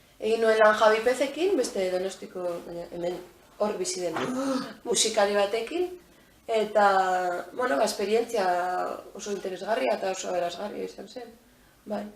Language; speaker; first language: Basque; native; Basque